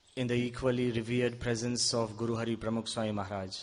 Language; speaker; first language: English; non-native, local second language; Gujarati